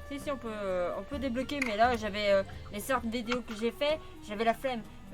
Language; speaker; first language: French; native; French